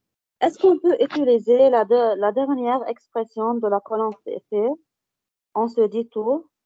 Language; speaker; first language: French; non-native, learner; Arabic